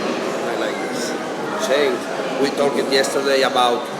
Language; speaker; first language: English; non-native, learner; Spanish